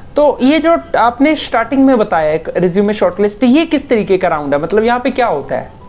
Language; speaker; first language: Hindi; native; Hindi